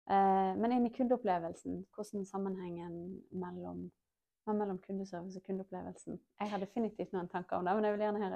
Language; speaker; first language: Norwegian; native; Norwegian